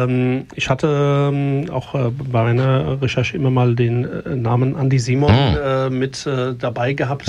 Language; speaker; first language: German; native; German